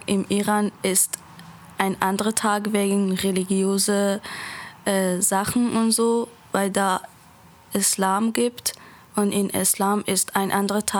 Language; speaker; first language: German; non-native, learner; Persian